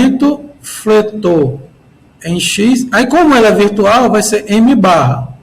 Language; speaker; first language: Portuguese; native; Portuguese